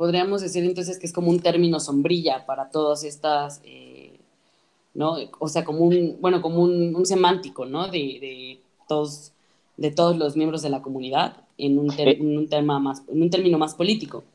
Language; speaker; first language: Spanish; native; Spanish